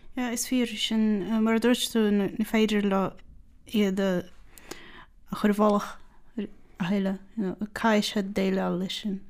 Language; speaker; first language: Irish; non-native, fluent; Portuguese